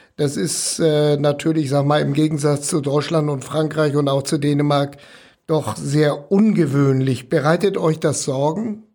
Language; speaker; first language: German; native; German